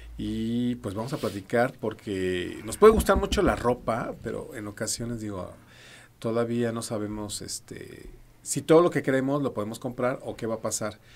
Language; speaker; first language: Spanish; native; Spanish